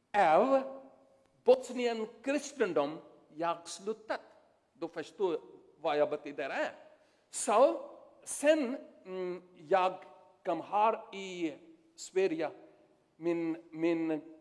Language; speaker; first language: Swedish; non-native, learner; Urdu